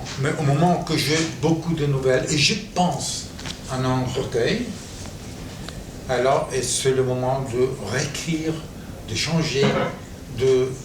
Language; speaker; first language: French; non-native, fluent; Catalan